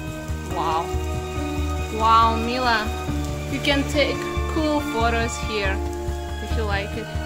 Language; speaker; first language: English; non-native, learner; Russian